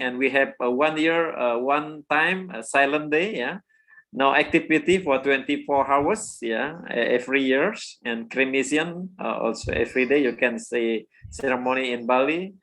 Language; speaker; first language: English; non-native, learner; Indonesian